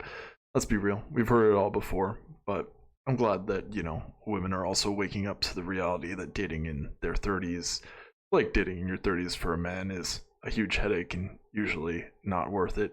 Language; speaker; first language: English; native; English